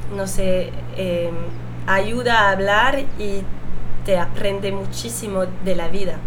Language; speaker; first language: Spanish; non-native, fluent; French